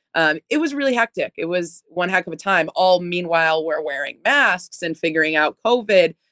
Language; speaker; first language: English; native; English